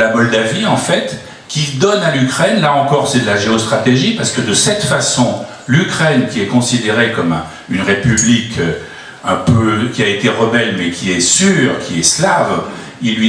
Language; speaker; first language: French; native; French